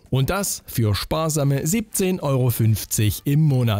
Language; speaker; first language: German; native; German